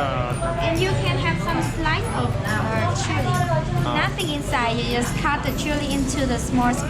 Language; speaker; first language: English; non-native, local second language; Vietnamese